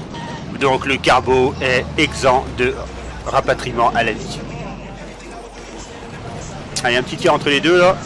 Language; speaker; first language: French; native; French